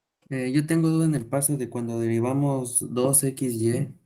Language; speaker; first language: Spanish; native; Spanish